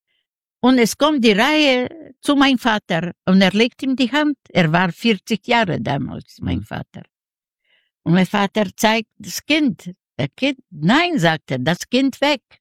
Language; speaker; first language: German; non-native, learner; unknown